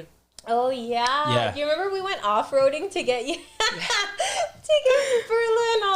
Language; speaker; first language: English; native; English